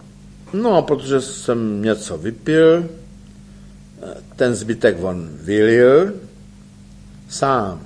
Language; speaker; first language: Czech; native; Czech